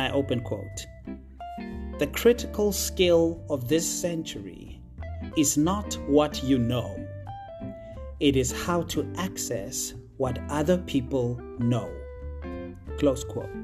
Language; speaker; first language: English; non-native, local second language; Tswana